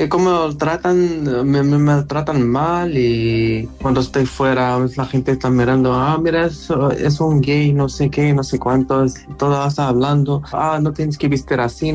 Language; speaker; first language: Spanish; non-native, learner; Arabic